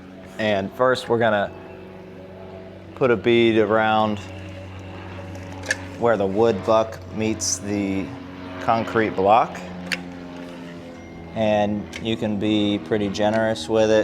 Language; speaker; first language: English; native; English